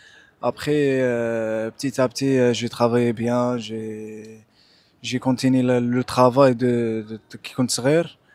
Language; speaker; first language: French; non-native, local second language; Arabic